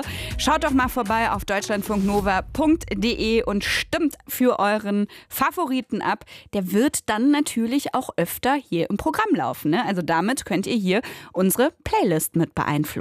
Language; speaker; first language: German; native; German